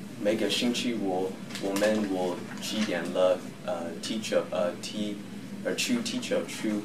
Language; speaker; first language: Chinese; non-native, learner; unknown